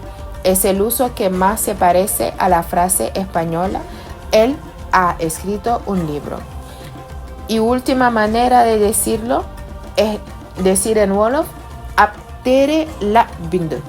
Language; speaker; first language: Spanish; non-native, fluent; Wolof